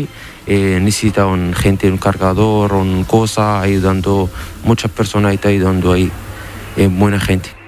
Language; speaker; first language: Spanish; non-native, learner; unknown